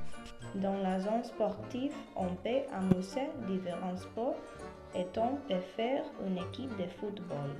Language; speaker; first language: French; non-native, learner; Spanish